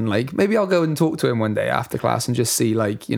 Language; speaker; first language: English; native; English